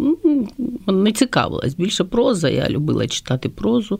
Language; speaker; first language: Ukrainian; native; Ukrainian